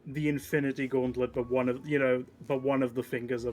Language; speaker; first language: English; native; English